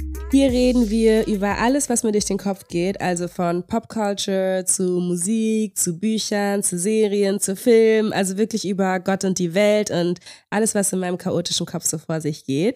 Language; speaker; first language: German; native; German